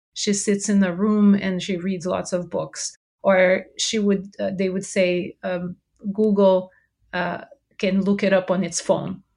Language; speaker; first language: English; non-native, fluent; Portuguese